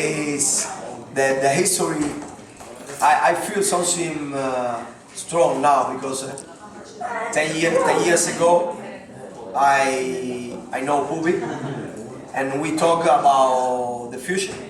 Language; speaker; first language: English; non-native, learner; Spanish